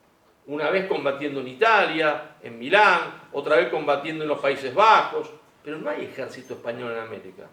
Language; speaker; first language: Spanish; native; Spanish